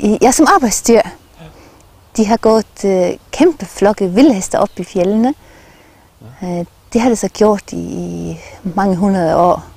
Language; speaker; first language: Danish; non-native, local second language; Faroese